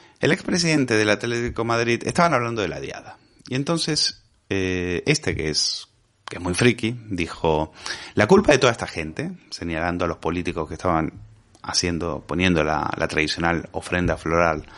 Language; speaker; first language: Spanish; native; Spanish